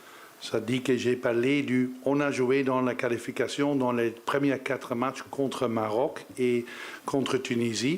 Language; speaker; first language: French; non-native, learner; Dutch